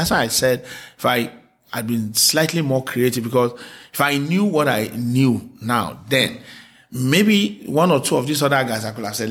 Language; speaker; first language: English; non-native, local second language; Yoruba